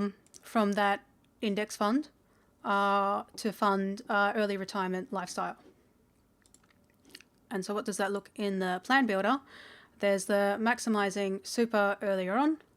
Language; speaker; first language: English; native; English